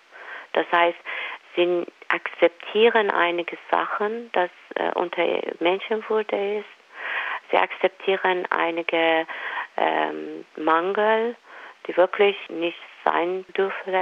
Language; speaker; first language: German; non-native, fluent; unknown